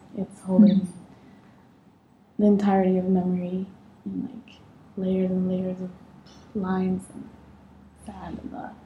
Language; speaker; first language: English; non-native, fluent; Arabic